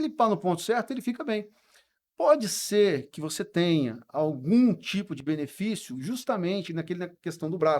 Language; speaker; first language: Portuguese; native; Portuguese